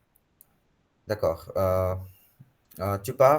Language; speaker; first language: French; non-native, fluent; Hindi